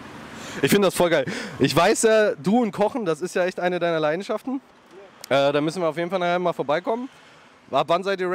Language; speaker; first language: German; native; German